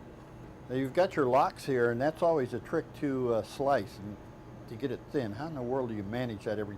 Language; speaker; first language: English; native; English